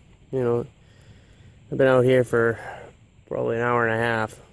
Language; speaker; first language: English; native; English